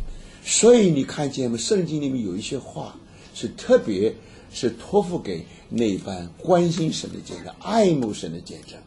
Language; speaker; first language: Chinese; native; Chinese